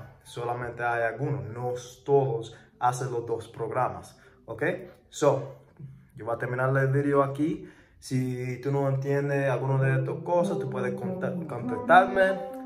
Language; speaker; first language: Spanish; early bilingual, heritage; English